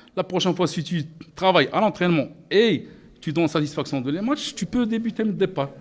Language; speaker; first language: French; non-native, local second language; Arabic